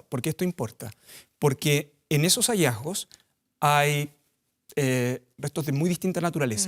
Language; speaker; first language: Spanish; native; Spanish